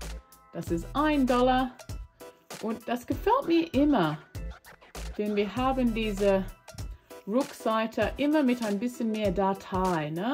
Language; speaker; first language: German; non-native, learner; English